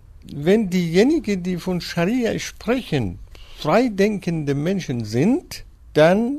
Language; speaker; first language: German; non-native, fluent; Persian